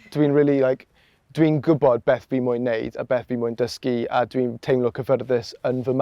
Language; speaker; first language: Welsh; non-native, local second language; English